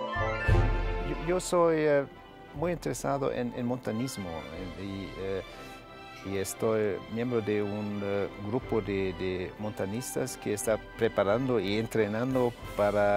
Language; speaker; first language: Spanish; non-native, fluent; German